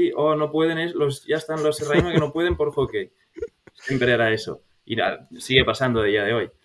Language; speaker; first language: Spanish; native; Spanish